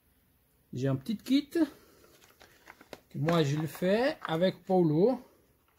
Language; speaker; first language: French; non-native, fluent; Portuguese